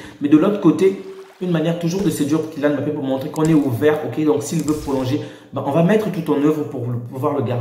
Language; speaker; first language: French; native; French